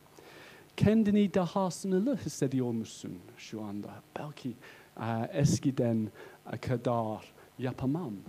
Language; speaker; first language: Turkish; non-native, learner; English